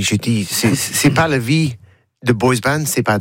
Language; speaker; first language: French; non-native, learner; English